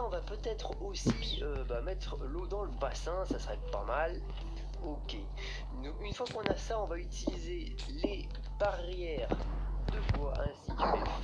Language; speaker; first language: French; native; French